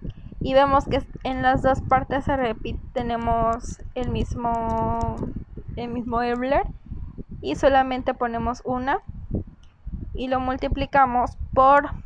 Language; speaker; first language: Spanish; native; Spanish